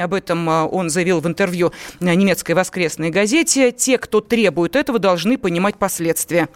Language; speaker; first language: Russian; native; Russian